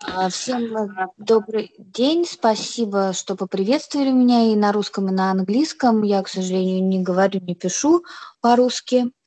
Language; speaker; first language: Russian; native; Russian